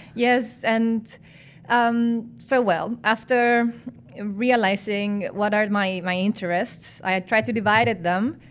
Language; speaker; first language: English; non-native, fluent; Spanish